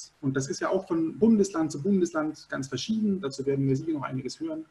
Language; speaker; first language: German; native; German